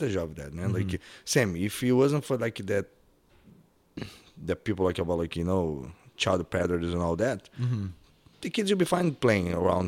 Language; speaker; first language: English; non-native, fluent; Portuguese